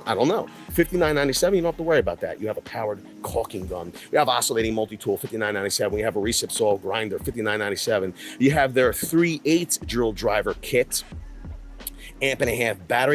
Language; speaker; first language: English; native; English